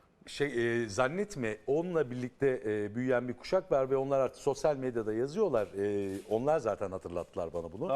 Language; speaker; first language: Turkish; native; Turkish